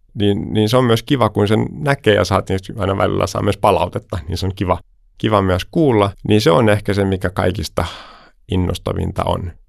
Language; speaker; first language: Finnish; early bilingual, heritage; Finnish